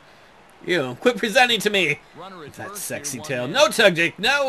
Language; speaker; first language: English; native; English